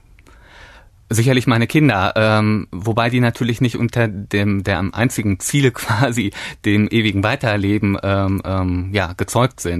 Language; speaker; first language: German; native; German